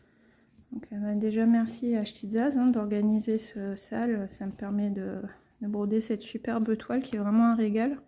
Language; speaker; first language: French; native; French